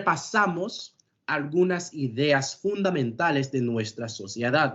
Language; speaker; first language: Spanish; non-native, fluent; English